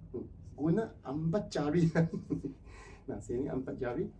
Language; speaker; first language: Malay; non-native, local second language; Cantonese